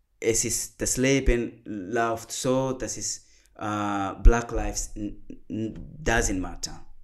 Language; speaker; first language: German; non-native, fluent; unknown